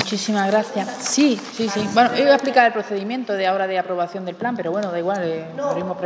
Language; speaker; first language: Spanish; native; Spanish